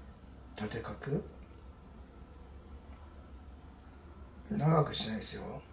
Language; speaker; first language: Japanese; native; Japanese